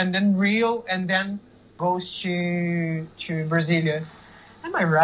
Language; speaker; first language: English; non-native, learner; Portuguese